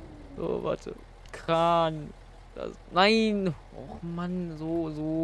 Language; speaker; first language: German; native; German